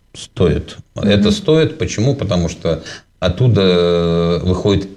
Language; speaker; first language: Russian; native; Russian